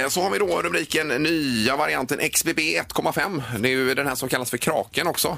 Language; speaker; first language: Swedish; native; Swedish